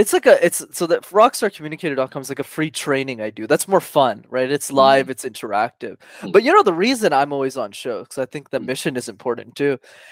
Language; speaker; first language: English; native; English